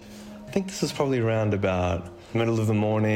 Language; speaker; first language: English; native; English